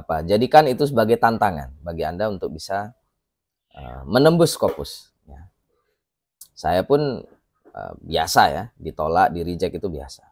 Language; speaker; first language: Indonesian; native; Indonesian